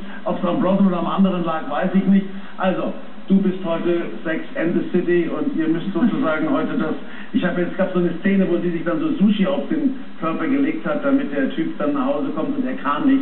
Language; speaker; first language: German; native; German